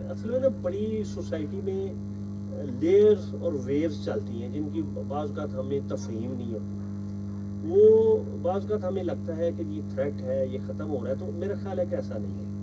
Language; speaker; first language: Urdu; non-native, local second language; Punjabi